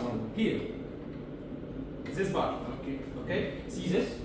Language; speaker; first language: English; non-native, learner; Arabic